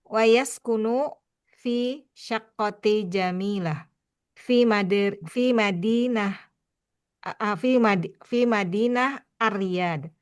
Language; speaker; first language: Arabic; non-native, learner; Indonesian